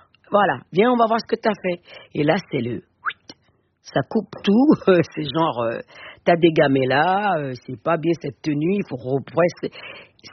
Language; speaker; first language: French; non-native, local second language; Fon